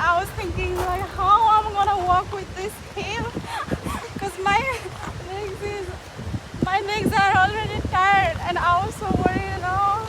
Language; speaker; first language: English; non-native, learner; Nepali